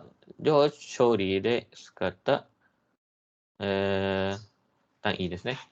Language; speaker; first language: Japanese; non-native, fluent; Malay